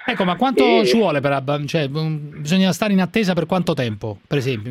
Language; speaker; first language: Italian; native; Italian